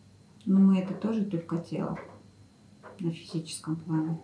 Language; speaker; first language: Russian; native; Russian